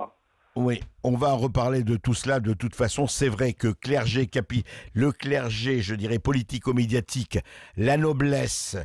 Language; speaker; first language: French; native; French